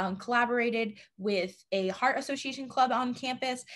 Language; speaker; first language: English; native; English